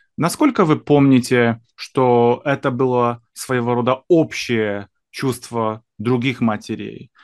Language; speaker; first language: Russian; non-native, fluent; Polish